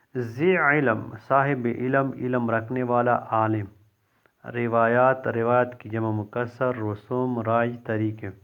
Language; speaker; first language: Urdu; non-native, local second language; Pashto